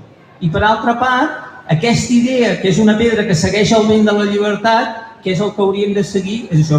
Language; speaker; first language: Catalan; native; Catalan